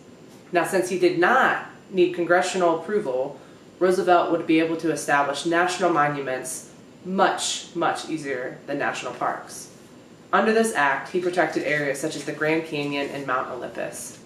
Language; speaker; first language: English; native; English